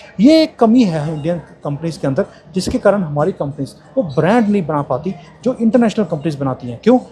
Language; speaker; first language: Hindi; native; Hindi